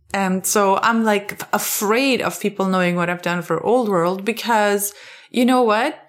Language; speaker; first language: English; non-native, fluent; Arabic